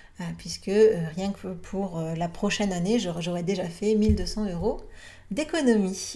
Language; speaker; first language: French; native; French